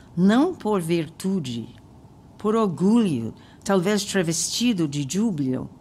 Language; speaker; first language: Portuguese; non-native, fluent; English